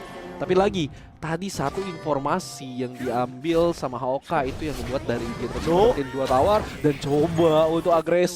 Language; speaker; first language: Indonesian; native; Indonesian